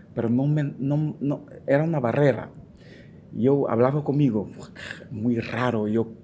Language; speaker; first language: Spanish; non-native, fluent; Portuguese